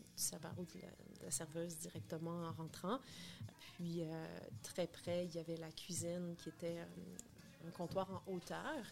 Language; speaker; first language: French; native; French